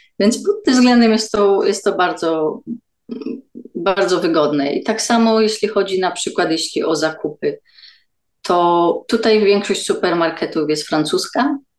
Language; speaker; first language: Polish; native; Polish